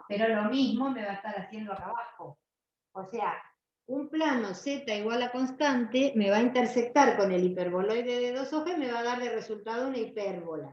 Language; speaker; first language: Spanish; native; Spanish